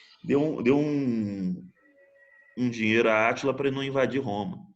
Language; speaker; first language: Portuguese; native; Portuguese